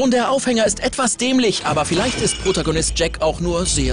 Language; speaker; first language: German; native; German